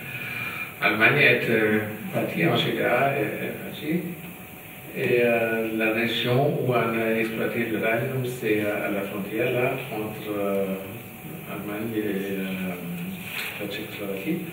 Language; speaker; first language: French; non-native, learner; German